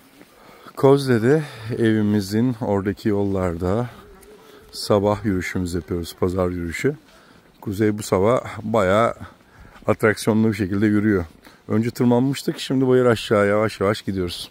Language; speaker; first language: Turkish; native; Turkish